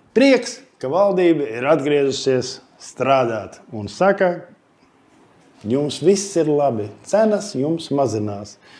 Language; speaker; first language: Latvian; non-native, local second language; Russian